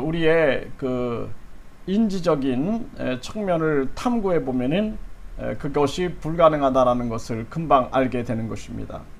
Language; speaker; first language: Korean; native; Korean